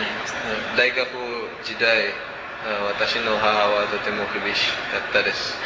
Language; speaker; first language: Japanese; non-native, learner; Cebuano